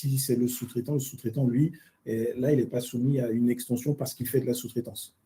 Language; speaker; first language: French; native; French